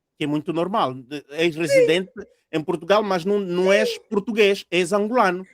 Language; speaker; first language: Portuguese; native; Portuguese